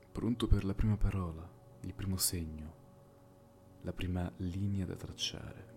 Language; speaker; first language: Italian; native; Italian